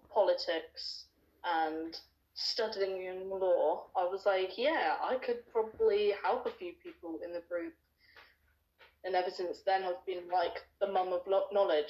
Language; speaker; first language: English; native; English